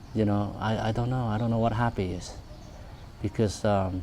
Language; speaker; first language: English; early bilingual, other home language; Vietnamese